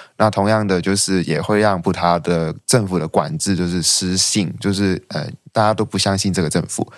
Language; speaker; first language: Chinese; non-native, local second language; Cantonese